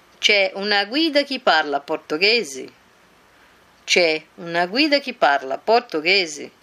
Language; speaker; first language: Italian; non-native, fluent; Portuguese